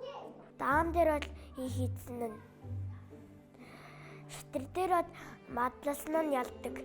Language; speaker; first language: Mongolian; native; Mongolian